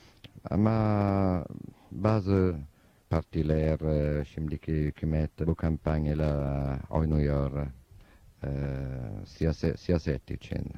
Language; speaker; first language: Turkish; non-native, fluent; Italian